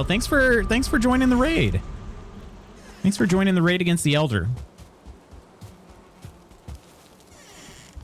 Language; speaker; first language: English; native; English